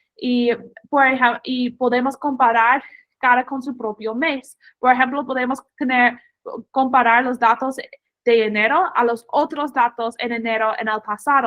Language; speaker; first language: Spanish; non-native, fluent; English